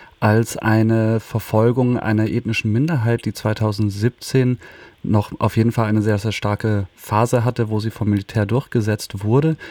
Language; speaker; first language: German; native; German